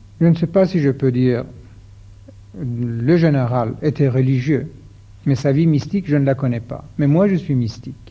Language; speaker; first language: French; non-native, fluent; Persian